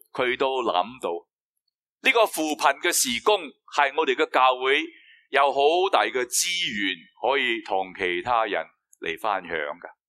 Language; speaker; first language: Cantonese; non-native, fluent; Chinese